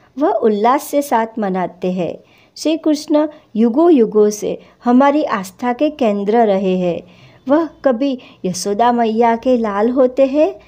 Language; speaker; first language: Hindi; non-native, local second language; Gujarati